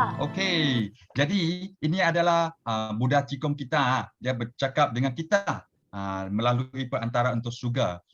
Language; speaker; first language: Malay; non-native, local second language; Chinese